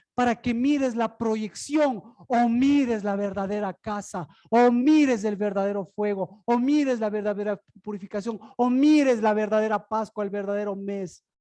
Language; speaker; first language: Spanish; native; Spanish